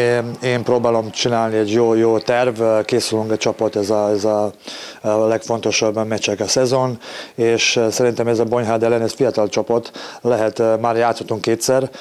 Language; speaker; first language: Hungarian; non-native, learner; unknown